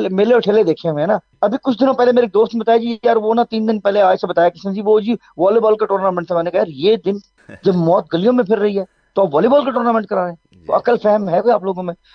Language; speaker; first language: Urdu; non-native, local second language; Saraiki